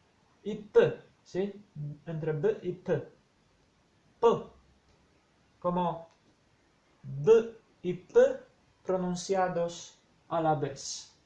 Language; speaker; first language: Spanish; non-native, fluent; Polish